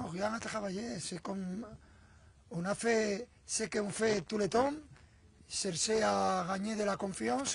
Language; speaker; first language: French; non-native, fluent; Spanish